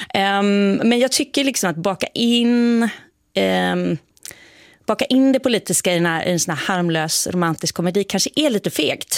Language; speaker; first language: Swedish; native; Swedish